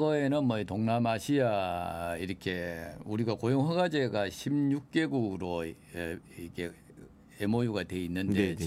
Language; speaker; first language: Korean; native; Korean